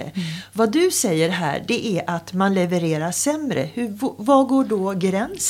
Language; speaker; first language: Swedish; native; Swedish